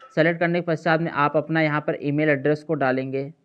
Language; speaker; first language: Hindi; native; Hindi